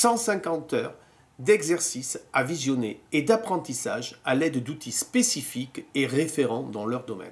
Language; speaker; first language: French; native; French